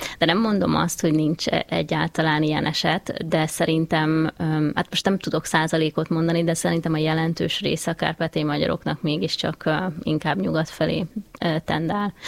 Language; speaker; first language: Hungarian; native; Hungarian